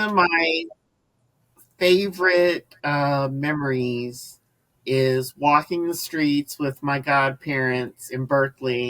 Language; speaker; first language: English; native; English